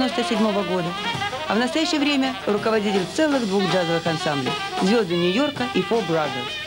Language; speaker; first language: Russian; native; Russian